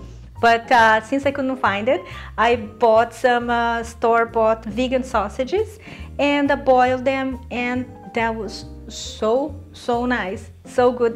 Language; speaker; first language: English; non-native, fluent; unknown